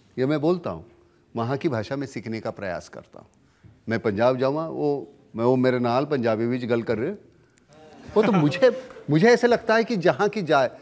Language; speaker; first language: Hindi; non-native, local second language; Marathi